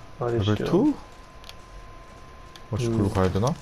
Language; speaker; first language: Korean; native; Korean